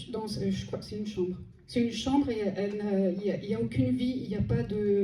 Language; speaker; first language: French; native; French